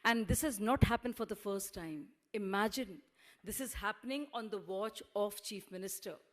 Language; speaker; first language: English; non-native, local second language; Hindi